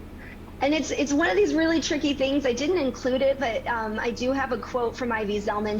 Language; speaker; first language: English; native; English